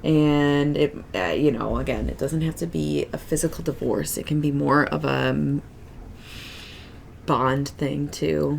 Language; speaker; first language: English; native; English